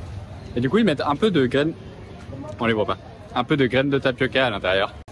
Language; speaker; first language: French; native; French